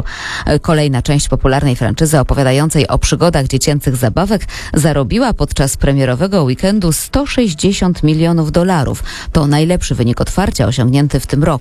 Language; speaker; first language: Polish; native; Polish